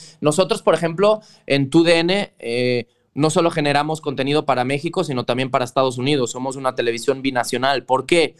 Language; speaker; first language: Spanish; non-native, local second language; Catalan